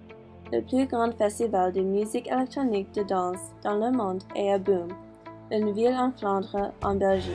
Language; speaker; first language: French; non-native, learner; English